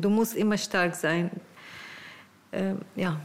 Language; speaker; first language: German; non-native, learner; Arabic